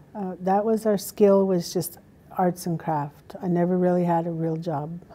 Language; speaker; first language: English; native; English